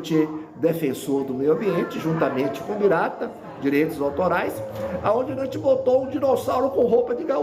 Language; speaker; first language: Portuguese; native; Portuguese